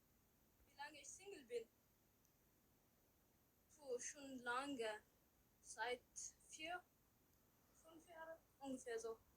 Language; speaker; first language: German; early bilingual, other home language; Tigrinya